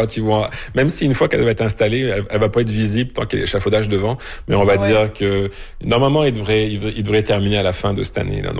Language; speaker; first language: French; native; French